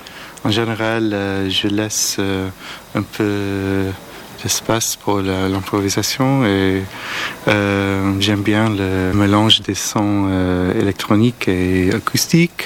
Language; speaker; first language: French; non-native, learner; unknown